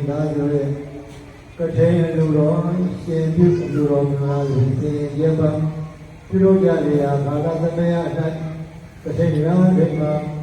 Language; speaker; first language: Burmese; native; Burmese